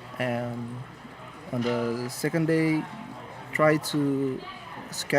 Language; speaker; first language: English; non-native, learner; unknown